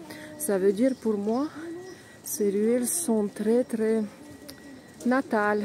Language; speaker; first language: French; non-native, fluent; Russian